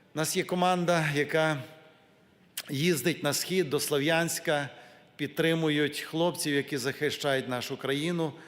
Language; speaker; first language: Ukrainian; native; Ukrainian